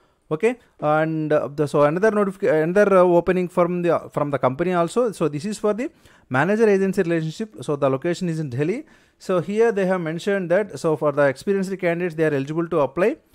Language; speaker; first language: English; non-native, local second language; Telugu